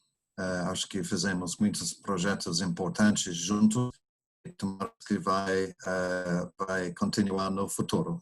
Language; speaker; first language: Portuguese; non-native, fluent; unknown